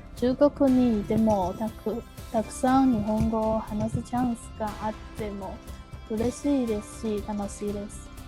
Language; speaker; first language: Japanese; non-native, learner; Chinese